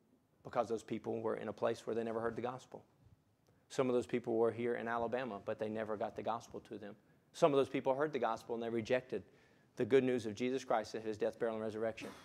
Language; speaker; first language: English; native; English